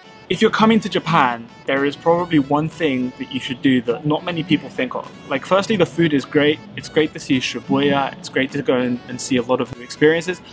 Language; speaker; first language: English; native; English